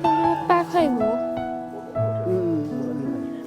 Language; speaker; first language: Chinese; non-native, fluent; Persian